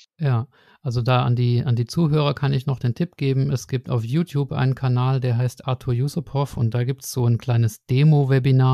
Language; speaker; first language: German; native; German